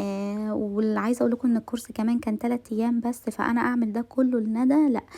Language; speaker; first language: Arabic; native; Arabic